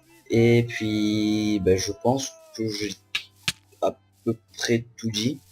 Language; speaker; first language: French; native; French